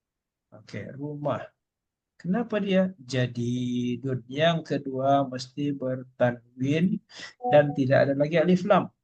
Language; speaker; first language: Malay; native; Malay